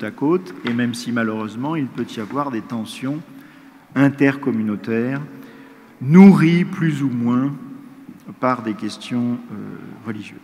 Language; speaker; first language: French; native; French